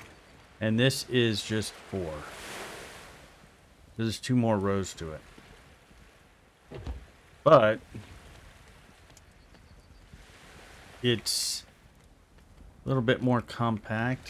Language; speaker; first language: English; native; English